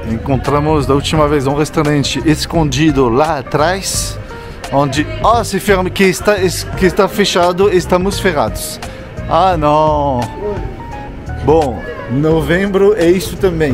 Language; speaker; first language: Portuguese; non-native, fluent; French